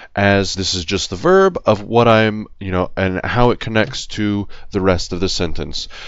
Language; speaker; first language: English; native; English